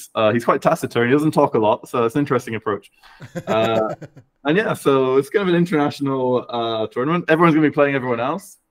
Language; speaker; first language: English; native; English